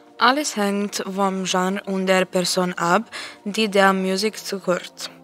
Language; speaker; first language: German; non-native, learner; Serbian